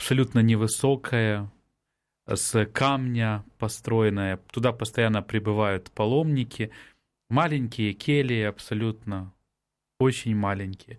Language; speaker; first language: Russian; non-native, local second language; Ukrainian